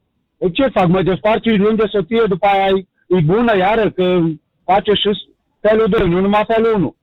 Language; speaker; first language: Romanian; native; Romanian